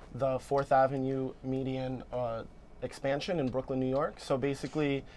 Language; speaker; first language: English; native; English